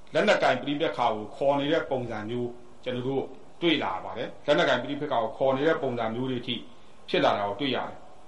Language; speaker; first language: Burmese; native; Burmese